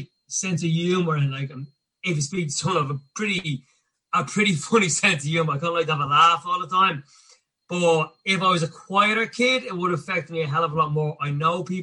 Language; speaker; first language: English; native; English